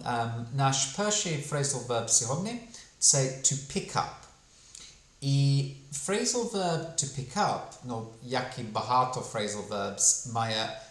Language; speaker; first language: Ukrainian; non-native, fluent; English